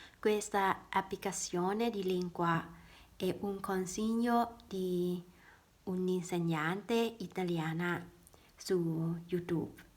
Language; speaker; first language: Italian; non-native, learner; Thai